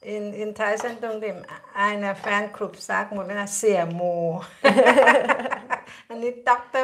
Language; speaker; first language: German; non-native, learner; Thai